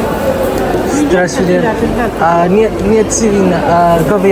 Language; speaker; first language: Russian; non-native, learner; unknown